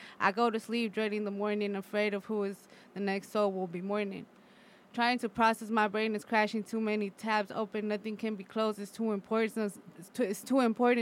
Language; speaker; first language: English; native; English